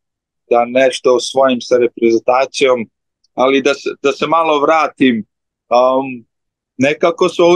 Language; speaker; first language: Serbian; early bilingual, heritage; Slovenian